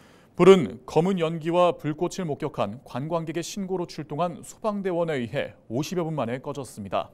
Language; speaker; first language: Korean; native; Korean